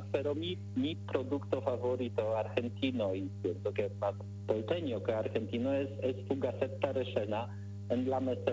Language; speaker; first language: Spanish; non-native, learner; Polish